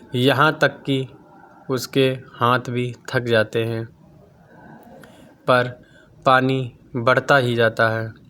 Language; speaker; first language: Hindi; native; Hindi